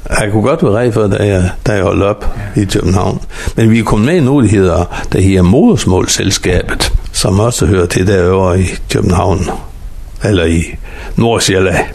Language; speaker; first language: Danish; native; Danish